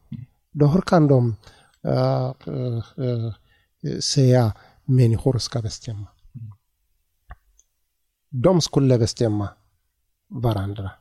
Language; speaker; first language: Swedish; non-native, learner; Tigrinya